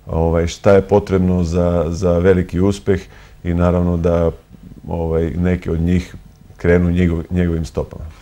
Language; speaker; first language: Serbian; native; Serbian